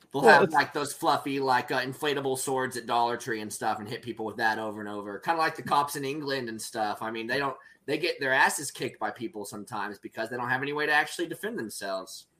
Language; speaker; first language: English; native; English